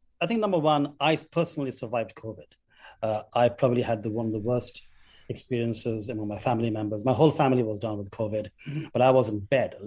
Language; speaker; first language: English; non-native, local second language; Bangla